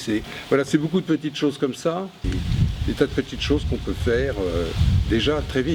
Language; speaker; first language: French; native; French